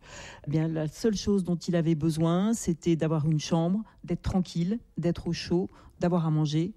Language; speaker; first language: French; native; French